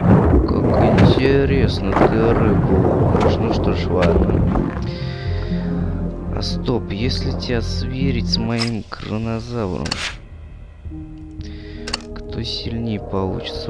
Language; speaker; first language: Russian; native; Russian